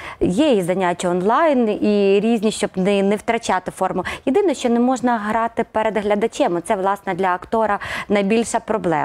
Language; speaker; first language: Ukrainian; native; Ukrainian